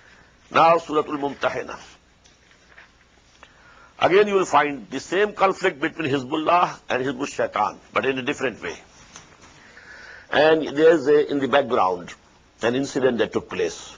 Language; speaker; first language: English; non-native, local second language; Urdu